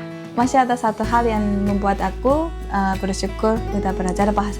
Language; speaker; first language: Indonesian; non-native, fluent; Japanese